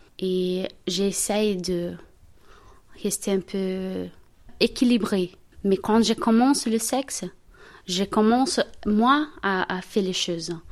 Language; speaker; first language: French; non-native, learner; Portuguese